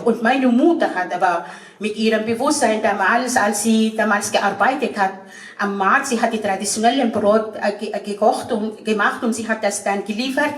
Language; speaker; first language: German; non-native, fluent; Arabic